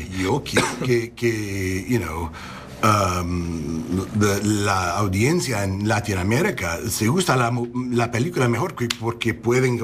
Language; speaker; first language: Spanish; non-native, learner; English